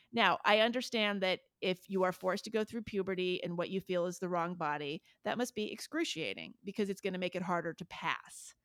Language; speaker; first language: English; native; English